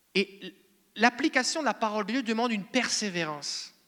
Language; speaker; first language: French; native; French